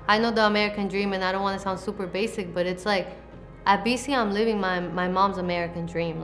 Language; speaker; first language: English; early bilingual, other home language; Spanish